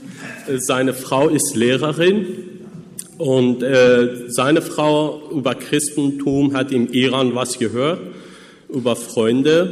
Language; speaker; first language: German; non-native, fluent; Persian